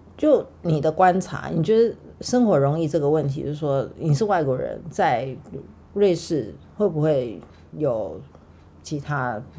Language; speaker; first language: Chinese; native; Chinese